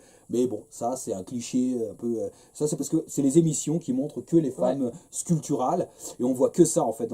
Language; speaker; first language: French; native; French